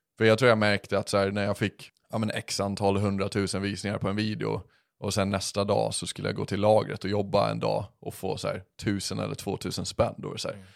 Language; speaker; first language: Swedish; early bilingual, other home language; English